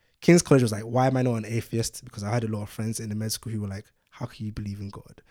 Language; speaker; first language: English; early bilingual, other home language; Yoruba